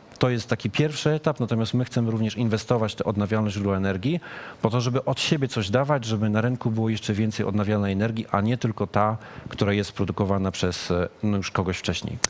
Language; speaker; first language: Polish; native; Polish